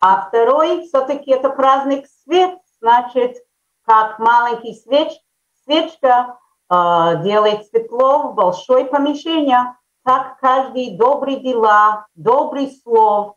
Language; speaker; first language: Russian; early bilingual, heritage; Russian